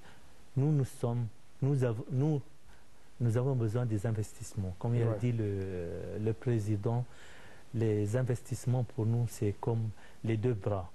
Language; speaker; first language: French; non-native, fluent; Arabic